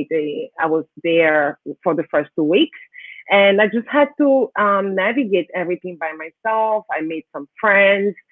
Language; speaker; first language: English; non-native, local second language; French